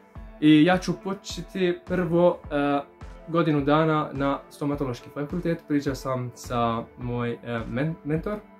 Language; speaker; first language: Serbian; non-native, learner; Arabic